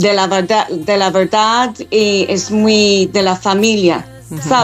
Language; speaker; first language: Spanish; non-native, learner; English